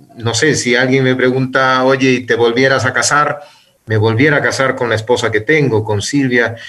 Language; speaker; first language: Spanish; native; Spanish